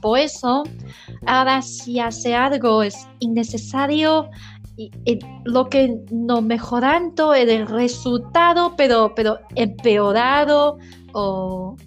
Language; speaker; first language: Spanish; non-native, learner; Chinese